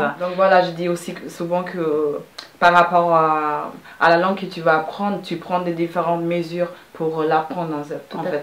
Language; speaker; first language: French; non-native, fluent; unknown